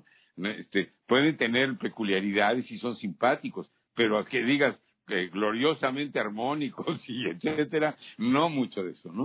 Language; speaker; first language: Spanish; native; Spanish